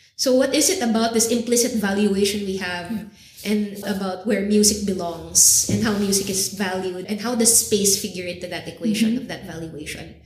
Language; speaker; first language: English; native; English